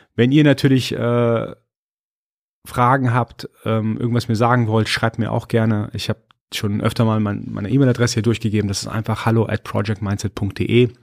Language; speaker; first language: German; early bilingual, other home language; Persian